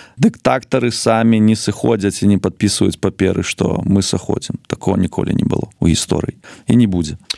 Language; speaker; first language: Belarusian; non-native, local second language; Russian